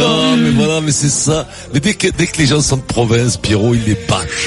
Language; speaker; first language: French; native; French